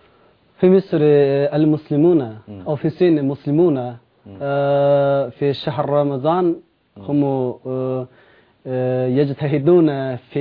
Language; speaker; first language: Arabic; non-native, learner; Chinese